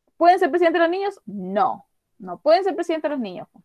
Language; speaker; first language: Spanish; native; Spanish